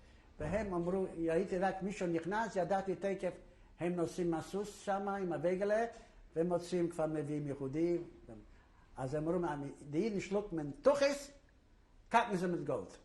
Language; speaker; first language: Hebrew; non-native, fluent; Yiddish